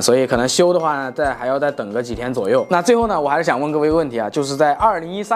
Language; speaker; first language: Chinese; native; Chinese